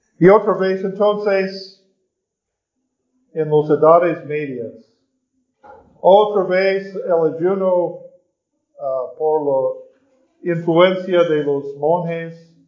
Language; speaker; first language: Spanish; non-native, learner; English